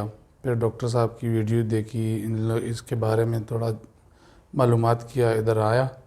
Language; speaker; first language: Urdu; non-native, local second language; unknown